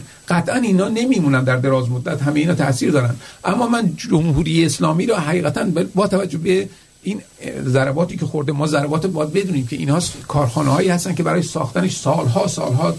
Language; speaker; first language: Persian; native; Persian